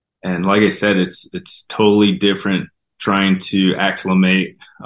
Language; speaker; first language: English; native; English